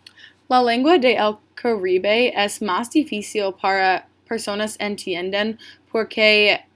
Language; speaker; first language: Spanish; non-native, learner; English